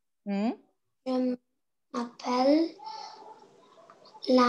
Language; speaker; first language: French; non-native, learner; Arabic